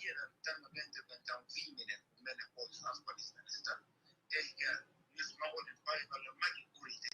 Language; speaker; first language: Finnish; non-native, learner; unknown